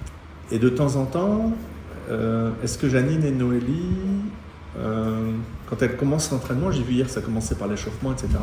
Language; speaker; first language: French; native; French